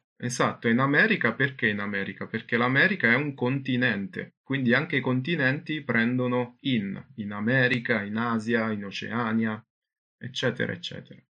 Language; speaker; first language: Italian; native; Italian